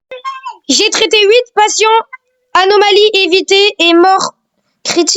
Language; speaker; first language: French; native; French